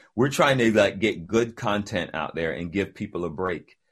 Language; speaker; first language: English; native; English